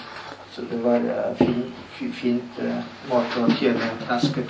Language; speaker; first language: Norwegian; non-native, learner; Polish